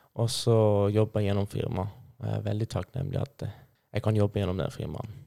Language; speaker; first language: Norwegian; non-native, fluent; Persian